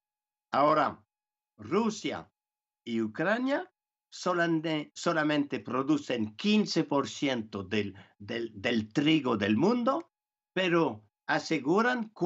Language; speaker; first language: Spanish; non-native, fluent; French